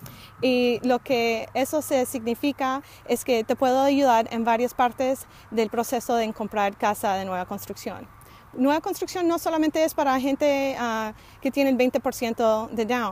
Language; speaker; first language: Spanish; early bilingual, heritage; Spanish